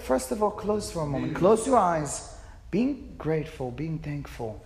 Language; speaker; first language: English; non-native, fluent; Hebrew